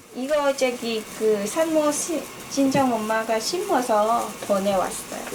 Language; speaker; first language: Korean; non-native, fluent; Vietnamese